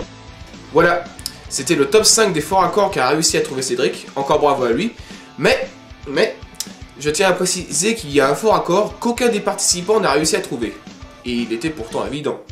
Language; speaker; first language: French; native; French